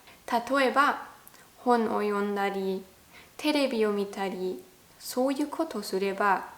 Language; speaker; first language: Japanese; non-native, fluent; German